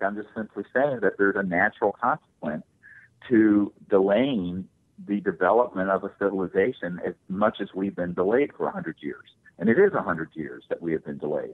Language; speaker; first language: English; native; English